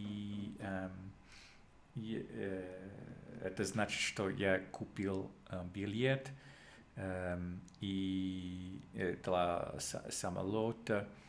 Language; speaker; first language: Russian; non-native, learner; English